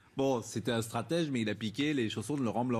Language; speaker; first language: French; native; French